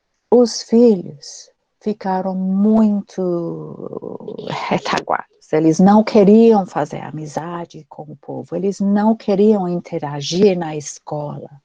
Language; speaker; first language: Portuguese; non-native, fluent; English